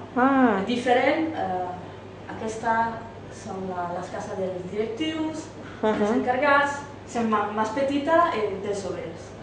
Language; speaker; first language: Catalan; non-native, learner; Italian